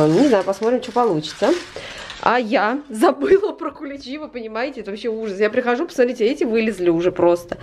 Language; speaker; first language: Russian; native; Russian